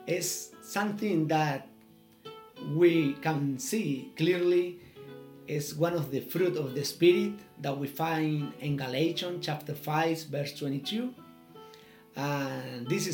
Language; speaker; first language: English; non-native, learner; Spanish